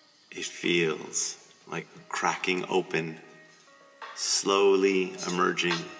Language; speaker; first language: English; native; English